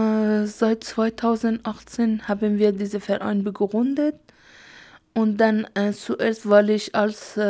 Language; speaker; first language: German; non-native, learner; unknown